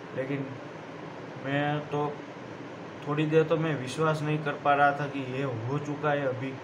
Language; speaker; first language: Hindi; non-native, local second language; Gujarati